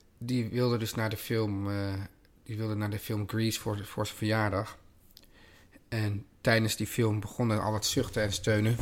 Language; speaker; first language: Dutch; native; Dutch